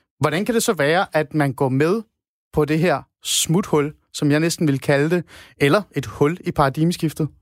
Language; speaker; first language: Danish; non-native, fluent; Persian